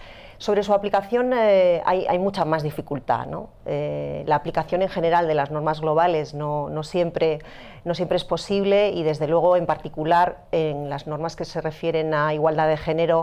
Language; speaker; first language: Spanish; native; Spanish